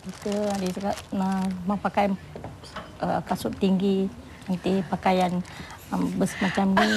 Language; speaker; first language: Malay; non-native, local second language; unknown